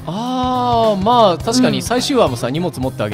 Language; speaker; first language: Japanese; native; Japanese